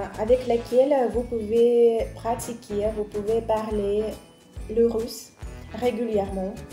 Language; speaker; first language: French; non-native, fluent; Russian